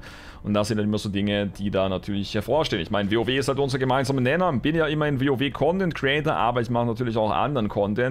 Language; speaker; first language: German; native; German